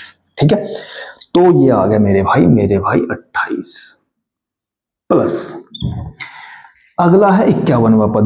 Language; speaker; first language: Hindi; native; Hindi